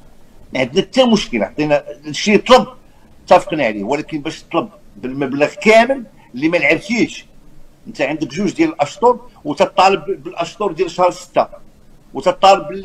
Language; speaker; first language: Arabic; native; Arabic